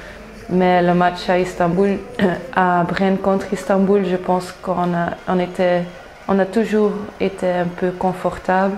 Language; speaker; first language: French; non-native, local second language; Dutch